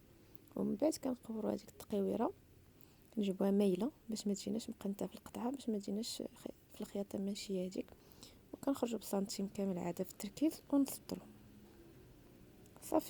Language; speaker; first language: Arabic; native; Arabic